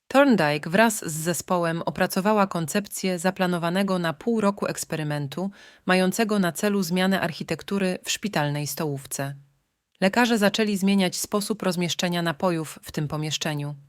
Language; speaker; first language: Polish; native; Polish